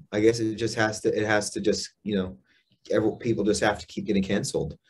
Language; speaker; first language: English; native; English